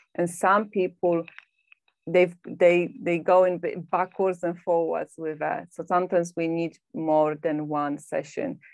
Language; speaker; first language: English; non-native, fluent; Polish